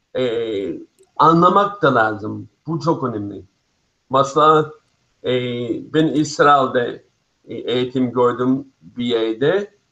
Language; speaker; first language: Turkish; non-native, fluent; English